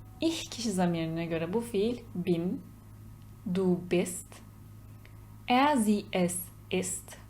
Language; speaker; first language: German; non-native, fluent; Turkish